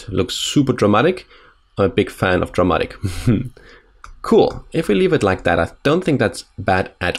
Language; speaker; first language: English; non-native, fluent; German